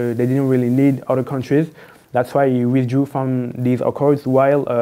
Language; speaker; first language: English; non-native, fluent; French